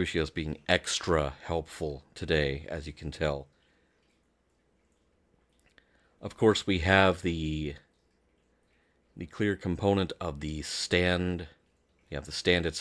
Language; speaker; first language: English; native; English